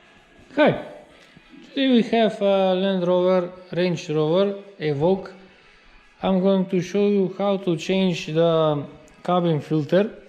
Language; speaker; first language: English; non-native, fluent; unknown